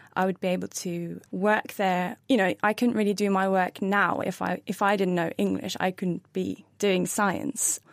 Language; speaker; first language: English; non-native, fluent; Norwegian